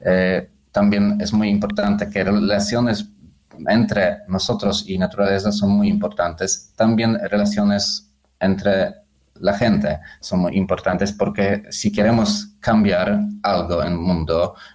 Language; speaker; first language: Spanish; non-native, learner; Polish